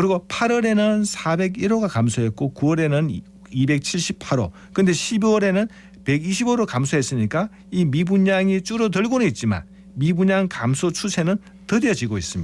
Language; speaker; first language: Korean; native; Korean